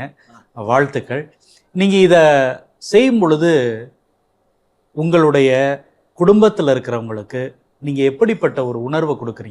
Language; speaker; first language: Tamil; native; Tamil